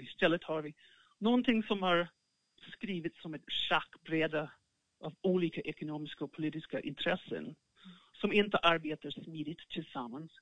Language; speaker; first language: Swedish; non-native, fluent; English